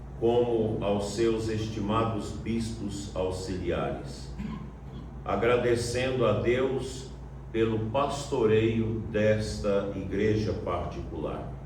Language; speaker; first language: Portuguese; native; Portuguese